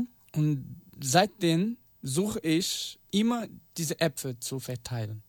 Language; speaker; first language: German; non-native, learner; Portuguese